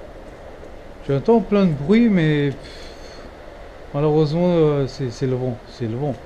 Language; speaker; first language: French; non-native, fluent; Portuguese